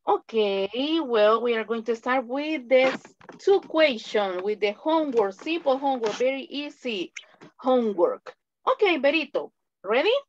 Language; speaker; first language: English; non-native, fluent; Spanish